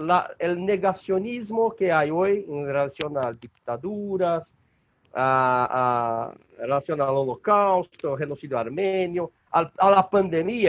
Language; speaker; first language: Spanish; non-native, learner; Portuguese